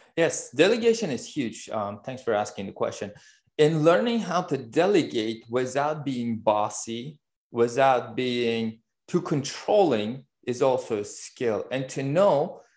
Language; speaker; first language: English; non-native, fluent; Uzbek